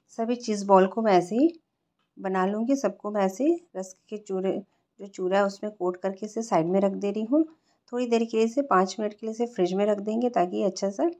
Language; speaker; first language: Hindi; native; Hindi